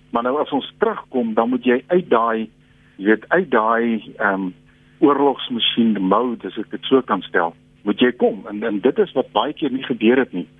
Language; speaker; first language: Afrikaans; native; Afrikaans